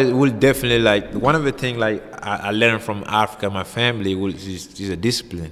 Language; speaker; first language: English; non-native, fluent; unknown